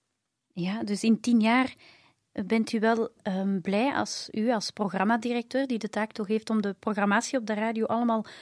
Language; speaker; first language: Dutch; native; Dutch